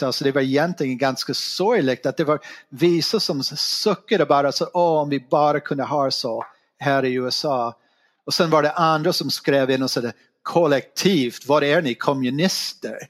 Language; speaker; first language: Swedish; non-native, fluent; English